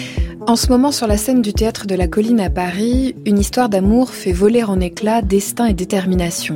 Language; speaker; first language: French; native; French